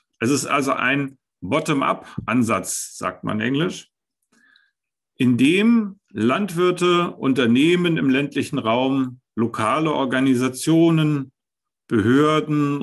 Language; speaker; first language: German; native; German